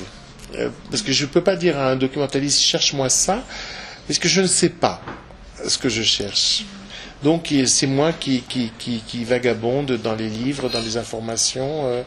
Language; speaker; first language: French; native; French